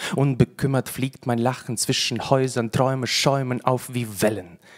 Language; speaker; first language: German; early bilingual, other home language; Russian